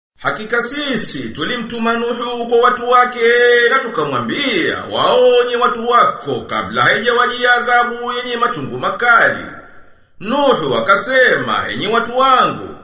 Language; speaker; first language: Swahili; native; Swahili